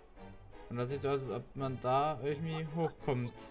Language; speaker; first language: German; native; German